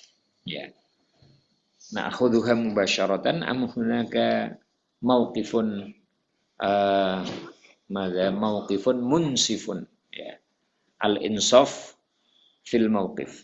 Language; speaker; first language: Arabic; non-native, fluent; Indonesian